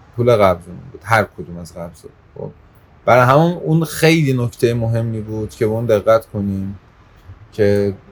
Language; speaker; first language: Persian; non-native, local second language; Azerbaijani